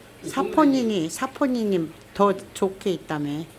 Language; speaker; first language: Korean; native; Korean